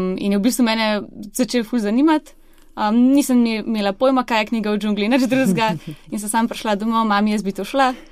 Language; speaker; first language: Slovenian; native; Slovenian